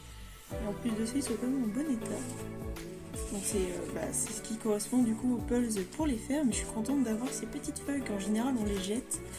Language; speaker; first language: French; native; French